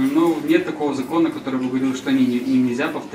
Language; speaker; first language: Russian; native; Russian